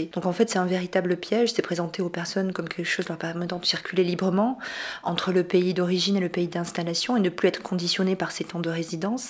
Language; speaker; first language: French; native; French